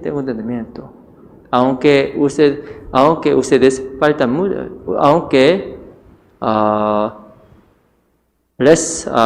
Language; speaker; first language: Spanish; non-native, fluent; Korean